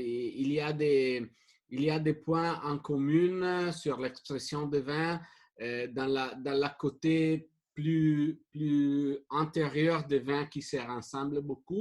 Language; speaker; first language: French; non-native, fluent; Italian